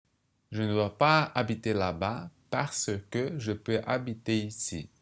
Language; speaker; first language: French; non-native, fluent; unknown